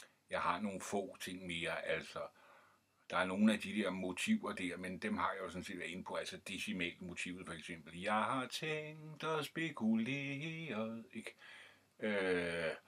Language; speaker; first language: Danish; native; Danish